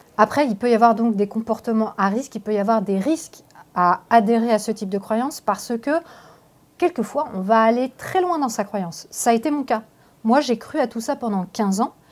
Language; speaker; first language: French; native; French